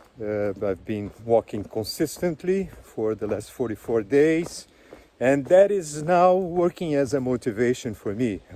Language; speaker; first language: English; non-native, fluent; Portuguese